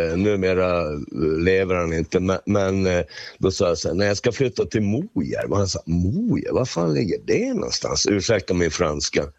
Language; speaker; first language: Swedish; native; Swedish